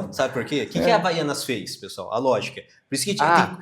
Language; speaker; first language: Portuguese; native; Portuguese